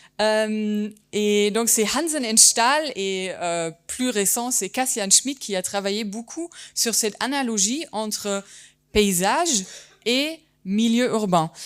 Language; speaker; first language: French; non-native, fluent; German